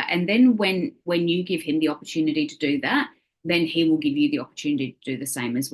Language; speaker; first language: English; native; English